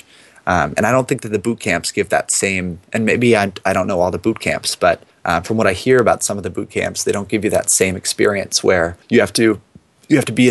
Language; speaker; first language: English; native; English